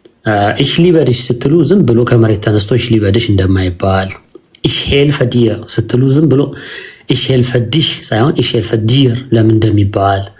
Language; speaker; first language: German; non-native, fluent; Amharic